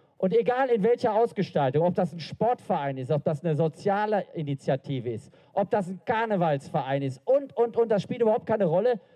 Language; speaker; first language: German; native; German